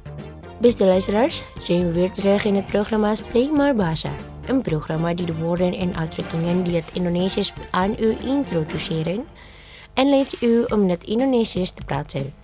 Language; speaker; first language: Dutch; non-native, learner; Indonesian